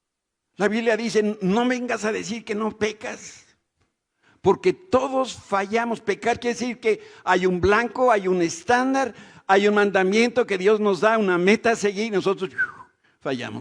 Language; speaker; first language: Spanish; native; Spanish